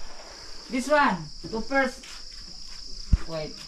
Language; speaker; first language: English; non-native, learner; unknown